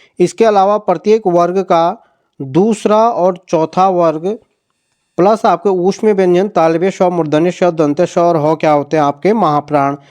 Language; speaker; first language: Hindi; native; Hindi